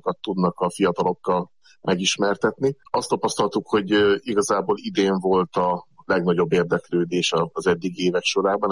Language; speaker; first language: Hungarian; native; Hungarian